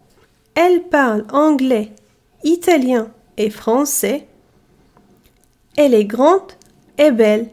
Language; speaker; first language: French; non-native, fluent; Arabic